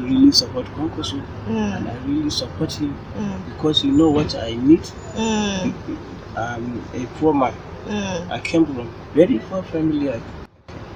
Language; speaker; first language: English; non-native, local second language; Hausa